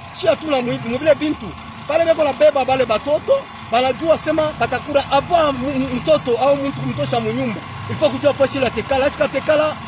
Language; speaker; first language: Swahili; native; Swahili